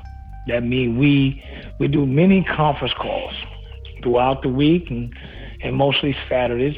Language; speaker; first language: English; native; English